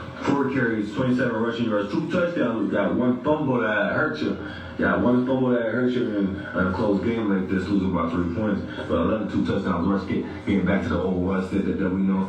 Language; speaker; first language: English; native; English